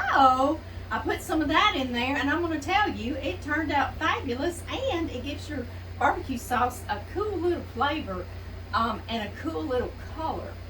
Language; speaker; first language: English; native; English